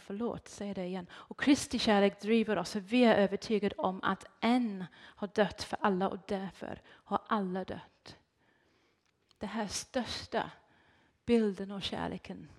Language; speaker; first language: Swedish; non-native, fluent; English